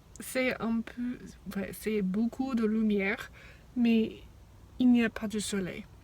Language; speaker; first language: French; non-native, fluent; English